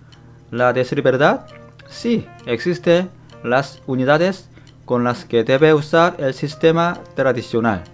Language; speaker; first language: Spanish; non-native, fluent; Korean